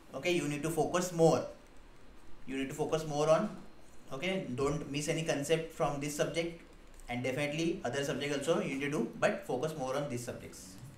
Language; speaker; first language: English; non-native, local second language; Hindi